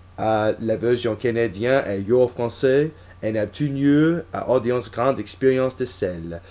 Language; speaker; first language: French; non-native, learner; English